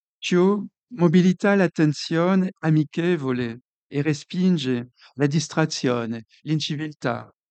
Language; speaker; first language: Italian; non-native, fluent; French